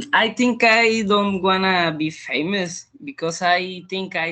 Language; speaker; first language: English; non-native, learner; Spanish